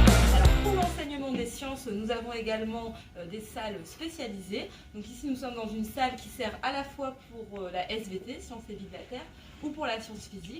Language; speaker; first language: French; native; French